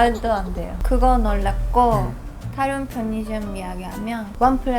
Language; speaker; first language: Korean; non-native, fluent; Japanese